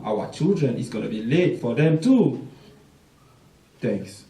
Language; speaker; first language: English; non-native, local second language; French